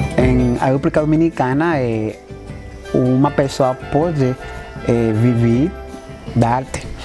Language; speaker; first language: Portuguese; non-native, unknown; Haitian Creole